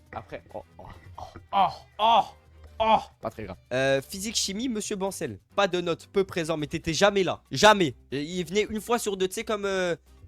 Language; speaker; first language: French; native; French